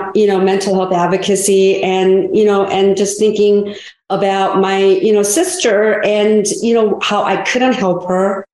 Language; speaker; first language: English; early bilingual, other home language; Korean